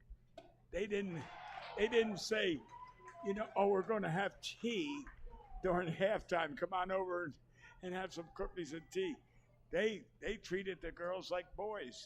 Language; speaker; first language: English; native; English